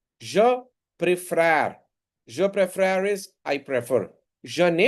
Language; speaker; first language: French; non-native, fluent; Hindi